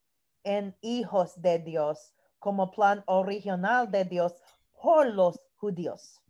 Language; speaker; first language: Spanish; non-native, learner; English